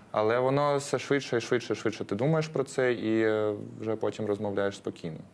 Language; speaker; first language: Ukrainian; non-native, local second language; Russian